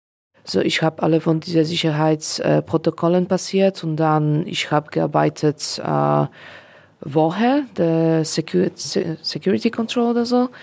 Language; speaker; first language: German; non-native, learner; Polish